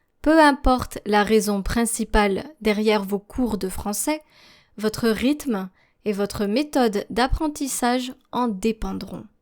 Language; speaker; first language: French; native; French